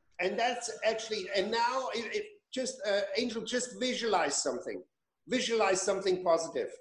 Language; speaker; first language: English; non-native, fluent; German